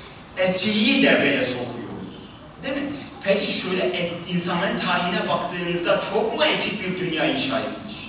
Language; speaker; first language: Turkish; native; Turkish